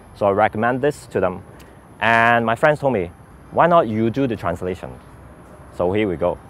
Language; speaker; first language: English; non-native, local second language; Cantonese